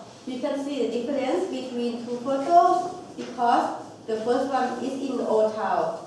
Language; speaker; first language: English; non-native, local second language; Thai